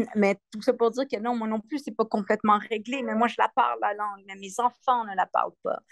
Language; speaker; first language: French; early bilingual, other home language; Spanish